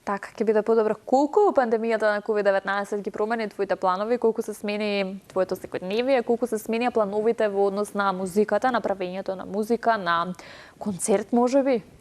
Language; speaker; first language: Macedonian; native; Macedonian